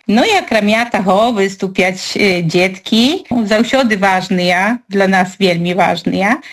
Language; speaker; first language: Belarusian; native; Belarusian